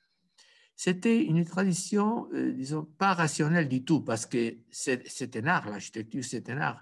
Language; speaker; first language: French; non-native, fluent; Spanish